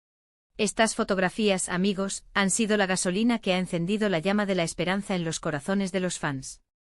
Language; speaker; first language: Spanish; native; Spanish